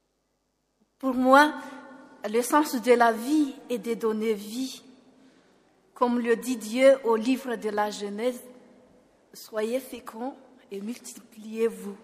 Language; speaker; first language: French; non-native, local second language; Malagasy